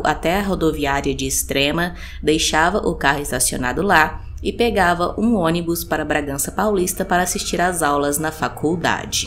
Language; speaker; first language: Portuguese; native; Portuguese